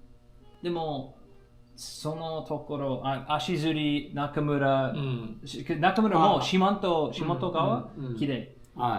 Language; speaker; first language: Japanese; non-native, learner; English